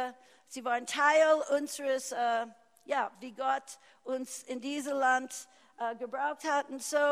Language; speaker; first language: German; non-native, fluent; English